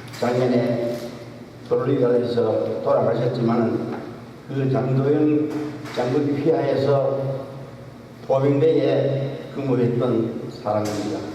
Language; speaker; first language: Korean; native; Korean